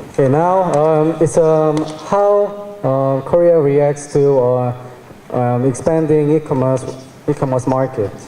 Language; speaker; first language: English; non-native, fluent; Korean